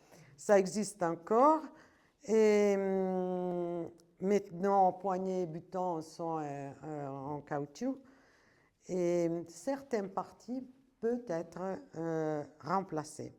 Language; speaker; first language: French; non-native, fluent; Italian